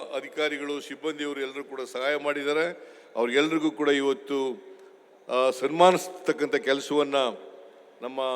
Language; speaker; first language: Kannada; native; Kannada